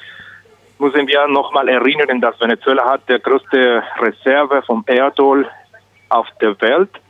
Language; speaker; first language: German; non-native, learner; Spanish